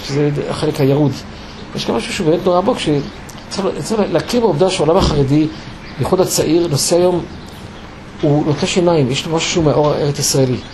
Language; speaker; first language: Hebrew; non-native, fluent; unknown